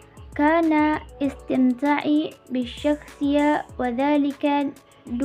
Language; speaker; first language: Arabic; non-native, learner; Indonesian